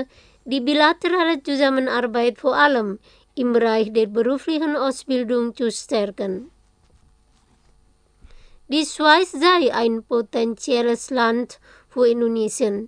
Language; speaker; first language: German; non-native, learner; Indonesian